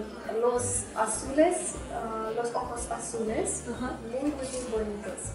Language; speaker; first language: Spanish; non-native, fluent; Russian